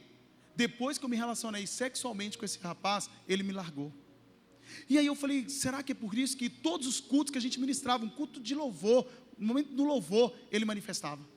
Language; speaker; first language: Portuguese; native; Portuguese